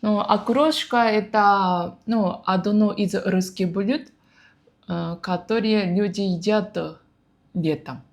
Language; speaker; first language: Russian; non-native, learner; Japanese